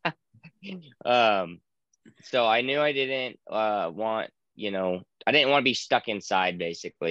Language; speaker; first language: English; native; English